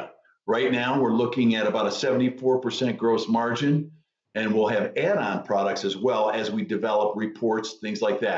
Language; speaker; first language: English; native; English